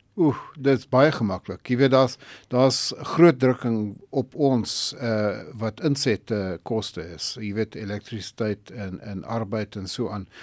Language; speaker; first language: Afrikaans; non-native, local second language; English